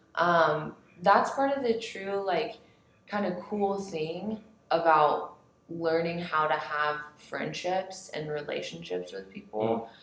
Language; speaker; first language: English; native; English